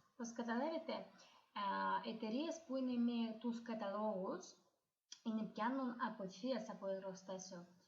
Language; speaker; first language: Greek; non-native, learner; Russian